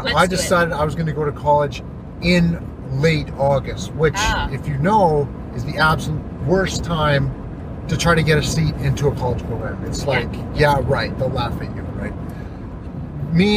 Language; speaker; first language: English; native; English